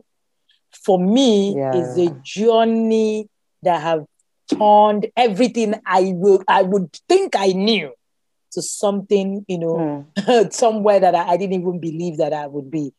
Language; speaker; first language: English; non-native, local second language; Igbo